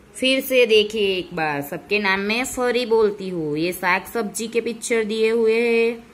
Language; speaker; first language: Hindi; non-native, local second language; Gujarati